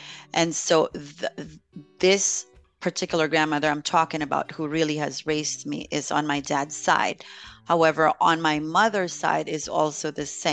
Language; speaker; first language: English; non-native, local second language; Filipino